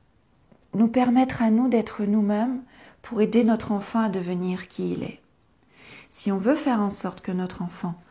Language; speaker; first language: French; native; French